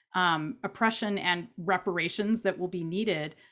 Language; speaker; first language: English; native; English